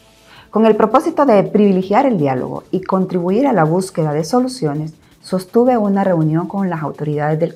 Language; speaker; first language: Spanish; native; Spanish